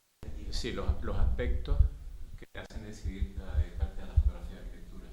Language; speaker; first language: Spanish; native; Spanish